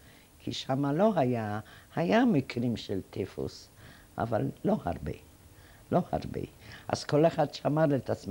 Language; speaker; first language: Hebrew; non-native, fluent; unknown